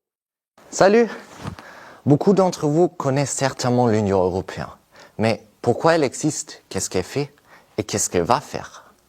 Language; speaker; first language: French; non-native, fluent; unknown